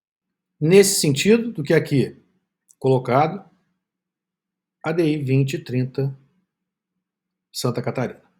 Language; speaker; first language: Portuguese; native; Portuguese